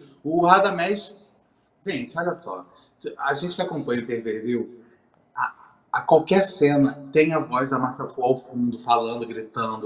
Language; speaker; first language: Portuguese; native; Portuguese